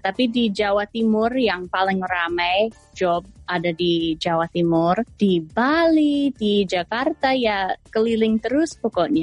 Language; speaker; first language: Indonesian; non-native, fluent; English